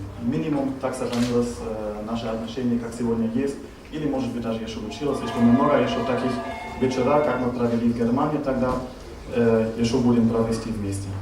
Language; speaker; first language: Russian; non-native, learner; German